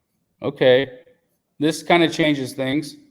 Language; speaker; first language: English; native; English